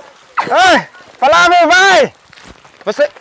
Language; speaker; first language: Portuguese; non-native, learner; Vietnamese